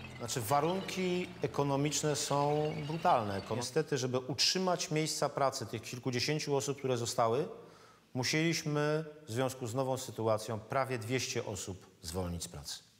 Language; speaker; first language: Polish; native; Polish